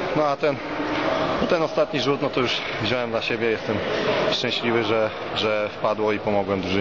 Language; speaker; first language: Polish; native; Polish